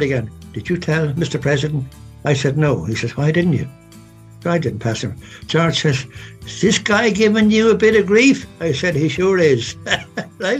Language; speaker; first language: English; native; English